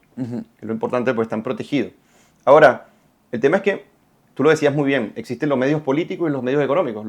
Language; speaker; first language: Spanish; native; Spanish